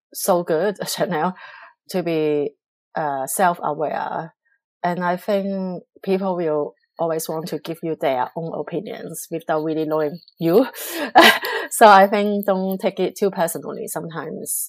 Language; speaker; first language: English; non-native, local second language; Cantonese